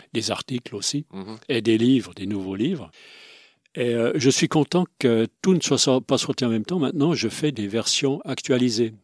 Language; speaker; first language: French; non-native, local second language; Swiss German